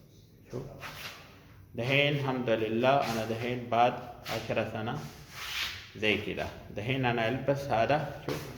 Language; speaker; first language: Arabic; non-native, learner; Urdu